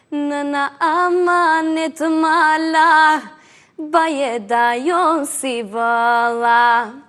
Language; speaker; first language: Albanian; early bilingual, heritage; Albanian